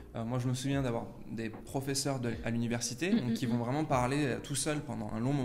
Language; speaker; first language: French; native; French